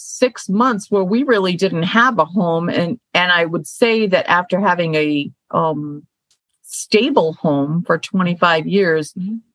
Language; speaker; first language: English; native; English